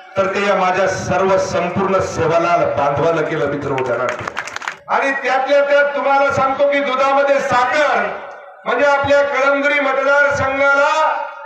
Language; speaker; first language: Marathi; native; Marathi